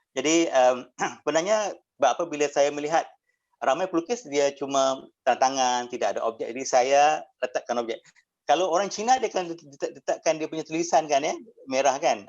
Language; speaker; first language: Malay; native; Malay